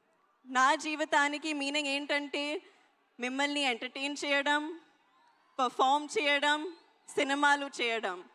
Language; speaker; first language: Telugu; non-native, learner; Hindi